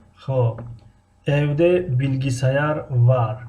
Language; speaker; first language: Turkish; non-native, fluent; Tajik